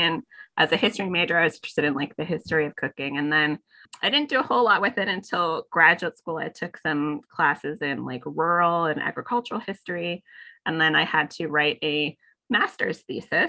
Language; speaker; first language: English; native; English